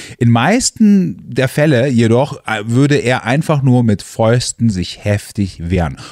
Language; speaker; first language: German; native; German